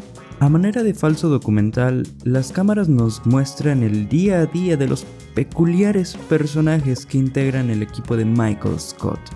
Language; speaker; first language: Spanish; native; Spanish